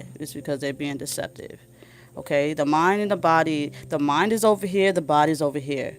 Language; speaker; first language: English; native; English